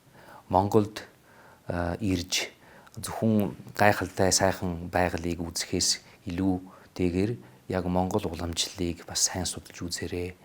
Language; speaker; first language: Mongolian; non-native, fluent; Italian